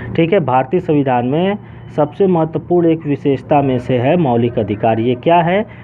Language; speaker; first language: Hindi; native; Hindi